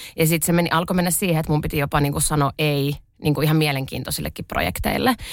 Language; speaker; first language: Finnish; early bilingual, other home language; Russian